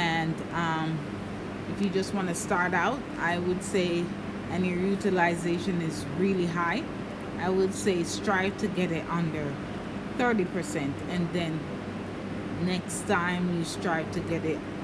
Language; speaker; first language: English; native; English